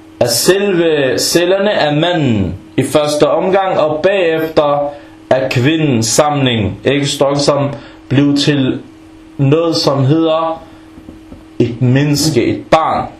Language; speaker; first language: Danish; non-native, fluent; Arabic